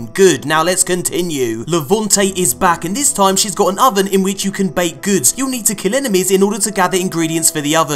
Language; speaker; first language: English; native; English